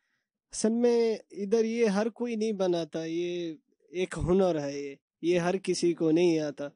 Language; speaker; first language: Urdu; non-native, local second language; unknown